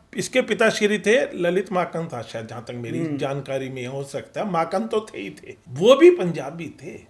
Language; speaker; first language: Hindi; non-native, local second language; Punjabi